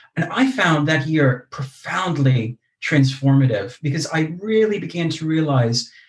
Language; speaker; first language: English; native; English